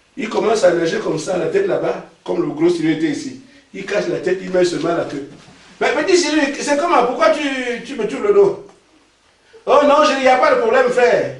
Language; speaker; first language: French; non-native, local second language; Basaa